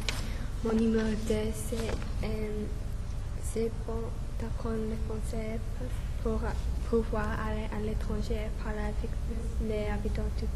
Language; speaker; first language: French; non-native, learner; English